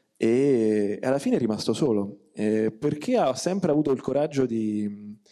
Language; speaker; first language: Italian; native; Italian